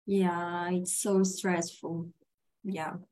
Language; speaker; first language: English; non-native, learner; Portuguese